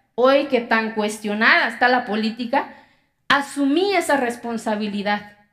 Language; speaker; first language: Spanish; non-native, local second language; Zapotec